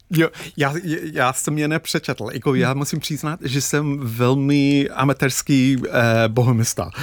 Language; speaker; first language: Czech; non-native, fluent; English